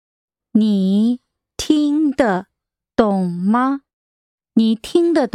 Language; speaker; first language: Chinese; non-native, learner; English